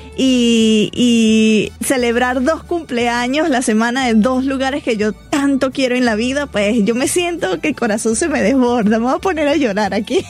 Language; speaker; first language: Spanish; native; Spanish